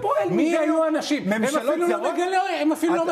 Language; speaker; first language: Hebrew; native; Hebrew